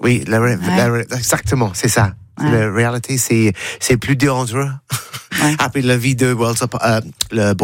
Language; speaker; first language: French; non-native, learner; English